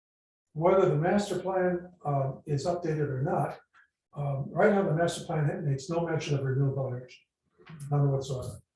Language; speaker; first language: English; native; English